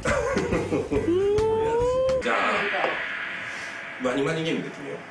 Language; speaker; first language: Japanese; native; Japanese